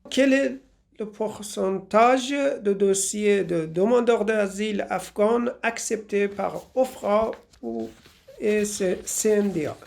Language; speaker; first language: French; non-native, fluent; Persian